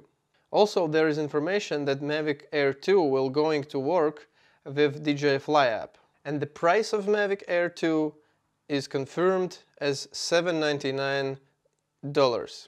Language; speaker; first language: English; non-native, fluent; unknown